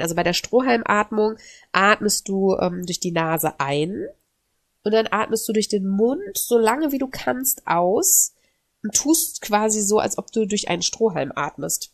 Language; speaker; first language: German; native; German